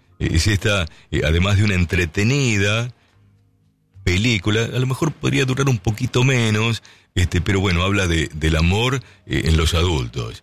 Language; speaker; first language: Spanish; native; Spanish